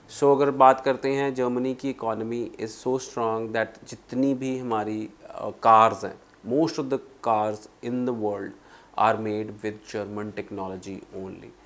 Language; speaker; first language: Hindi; non-native, local second language; Punjabi